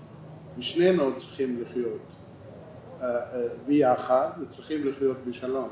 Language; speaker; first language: Hebrew; non-native, local second language; Arabic